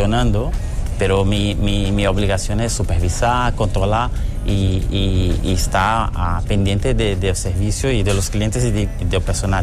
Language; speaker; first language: Spanish; non-native, fluent; Portuguese